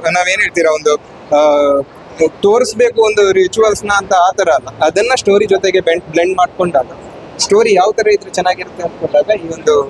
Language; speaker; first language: Kannada; non-native, local second language; Konkani